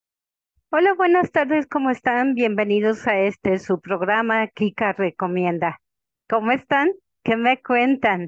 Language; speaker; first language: Spanish; native; Spanish